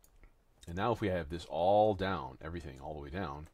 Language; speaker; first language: English; native; English